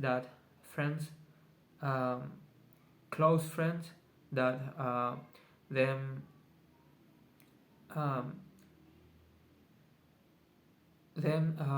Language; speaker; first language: English; non-native, learner; Spanish